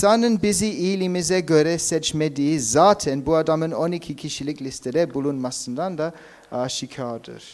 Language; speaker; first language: Turkish; non-native, fluent; English